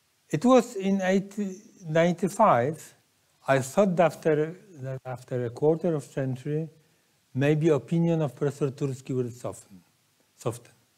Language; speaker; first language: English; non-native, fluent; Polish